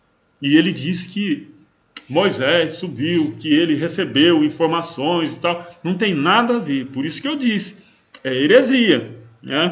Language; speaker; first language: Portuguese; native; Portuguese